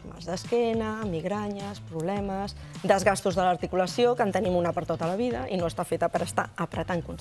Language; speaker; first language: Catalan; native; Catalan